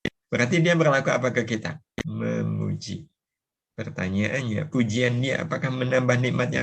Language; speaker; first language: Indonesian; native; Indonesian